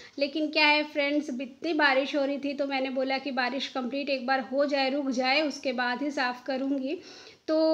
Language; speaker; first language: Hindi; non-native, local second language; Bangla